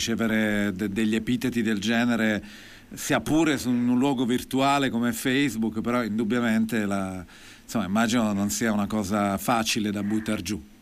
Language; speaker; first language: Italian; native; Italian